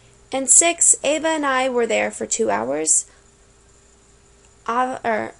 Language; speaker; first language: English; native; English